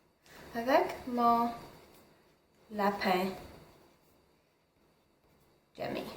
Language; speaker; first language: French; non-native, local second language; English